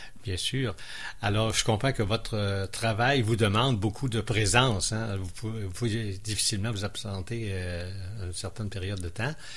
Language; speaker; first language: French; native; French